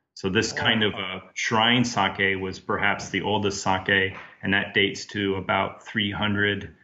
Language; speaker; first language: English; native; English